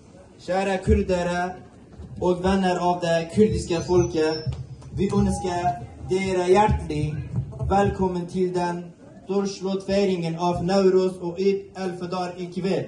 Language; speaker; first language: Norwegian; non-native, fluent; Central Kurdish